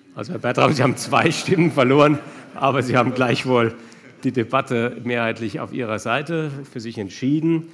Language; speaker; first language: German; native; German